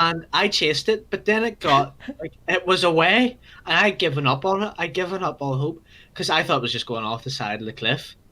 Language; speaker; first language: English; native; English